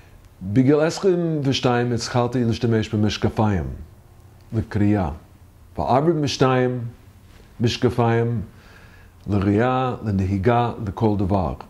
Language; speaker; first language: Hebrew; non-native, learner; English